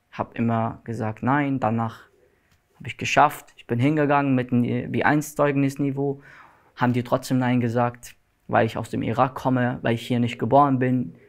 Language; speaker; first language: German; non-native, learner; Arabic